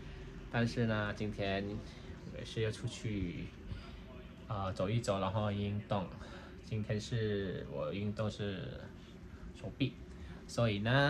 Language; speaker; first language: Chinese; early bilingual, heritage; Chinese